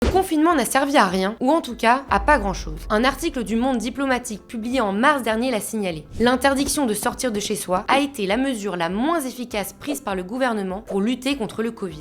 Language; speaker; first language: French; native; French